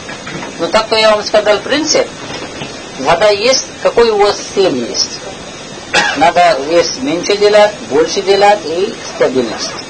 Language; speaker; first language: Russian; non-native, learner; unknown